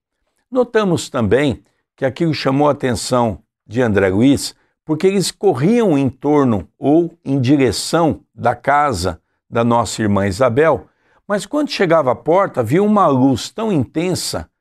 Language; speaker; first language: Portuguese; native; Portuguese